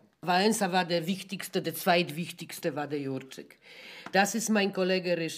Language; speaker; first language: German; non-native, fluent; Polish